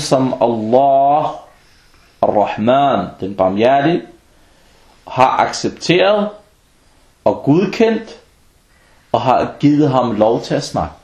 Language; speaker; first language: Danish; non-native, fluent; Arabic